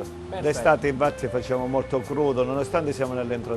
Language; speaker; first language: Italian; native; Italian